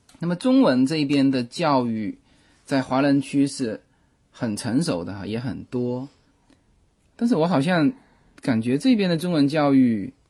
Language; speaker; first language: Chinese; native; Chinese